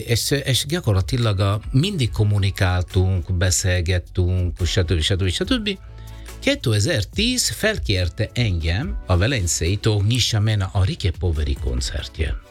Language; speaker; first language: Hungarian; non-native, learner; Italian